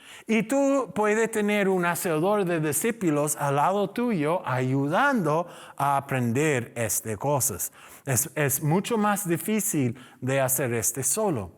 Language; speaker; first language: Spanish; non-native, learner; English